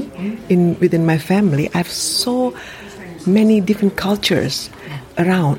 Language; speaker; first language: English; non-native, fluent; Indonesian